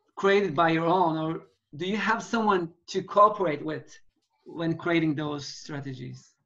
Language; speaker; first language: English; non-native, fluent; Turkish